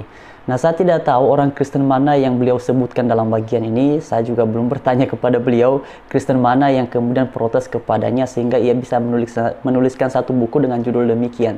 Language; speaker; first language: Indonesian; native; Indonesian